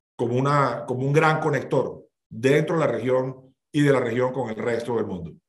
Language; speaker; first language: Spanish; native; Spanish